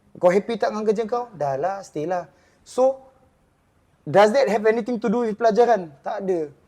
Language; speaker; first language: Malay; native; Malay